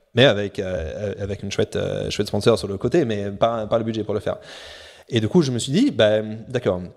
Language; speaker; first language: French; non-native, fluent; English